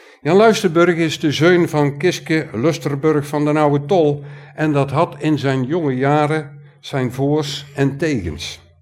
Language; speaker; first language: Dutch; native; Dutch